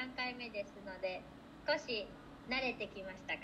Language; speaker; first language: Japanese; non-native, learner; Vietnamese